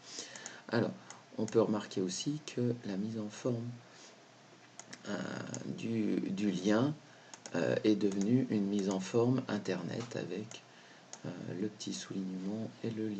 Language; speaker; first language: French; native; French